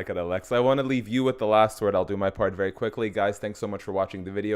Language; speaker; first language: English; native; English